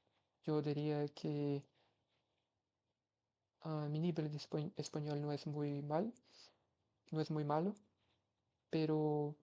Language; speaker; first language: Spanish; non-native, learner; Portuguese